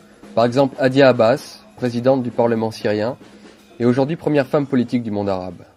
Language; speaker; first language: French; native; French